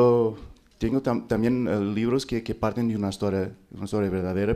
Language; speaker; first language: Spanish; non-native, fluent; Portuguese